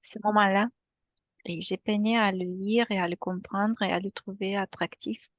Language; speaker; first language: French; non-native, fluent; Romanian